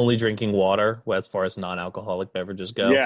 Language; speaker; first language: English; native; English